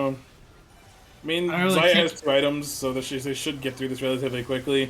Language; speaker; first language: English; native; English